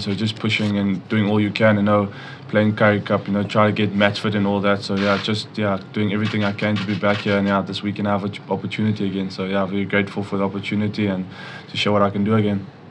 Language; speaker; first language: English; non-native, local second language; Afrikaans